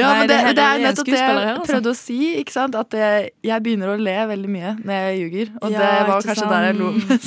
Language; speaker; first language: Norwegian; native; Norwegian